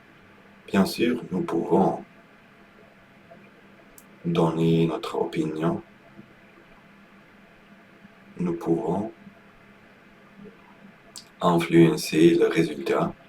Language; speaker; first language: French; non-native, learner; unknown